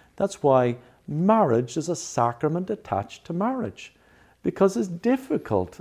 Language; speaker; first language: English; native; English